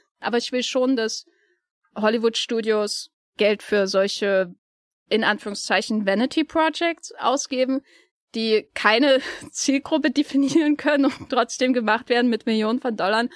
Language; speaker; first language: German; native; German